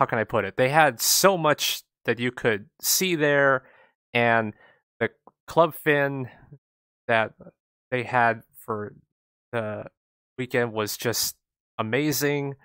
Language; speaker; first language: English; native; English